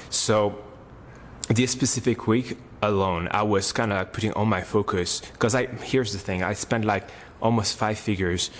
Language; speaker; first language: English; non-native, fluent; French